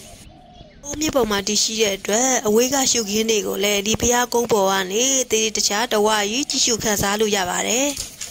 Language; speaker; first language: Burmese; native; Burmese